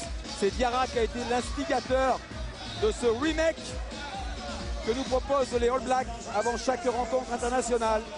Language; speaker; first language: French; native; French